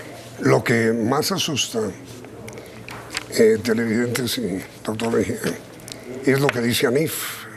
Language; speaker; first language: Spanish; native; Spanish